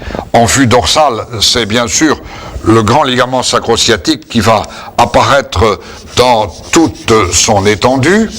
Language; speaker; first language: French; native; French